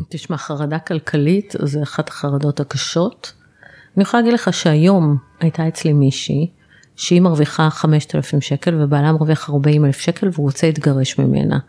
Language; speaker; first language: Hebrew; native; Hebrew